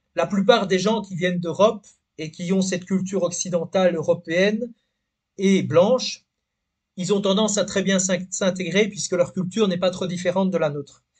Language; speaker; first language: French; native; French